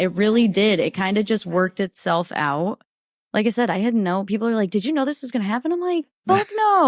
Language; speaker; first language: English; native; English